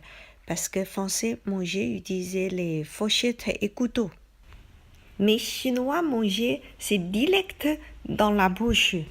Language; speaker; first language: French; non-native, learner; Chinese